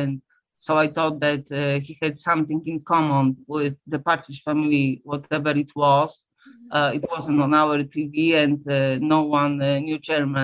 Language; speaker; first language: English; non-native, fluent; Polish